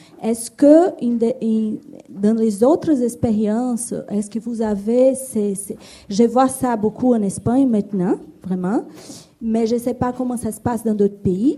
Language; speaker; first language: French; non-native, fluent; Portuguese